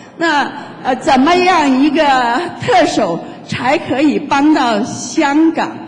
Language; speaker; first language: Chinese; non-native, local second language; Cantonese